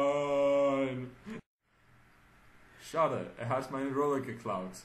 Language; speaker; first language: German; non-native, learner; English